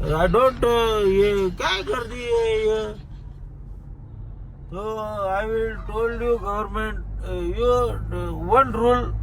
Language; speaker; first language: English; non-native, learner; Marathi